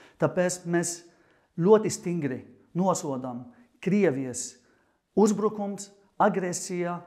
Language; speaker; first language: Latvian; non-native, fluent; Arabic